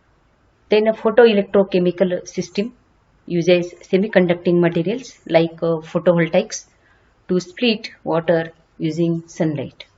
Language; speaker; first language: English; non-native, local second language; Marathi